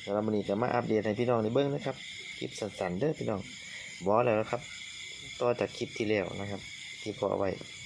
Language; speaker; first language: Thai; native; Thai